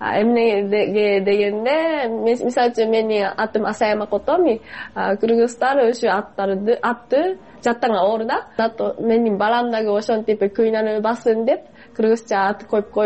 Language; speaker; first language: Kyrgyz; non-native, fluent; Japanese